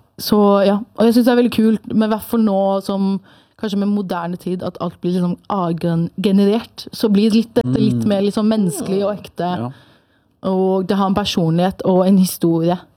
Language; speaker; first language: Norwegian; early bilingual, other home language; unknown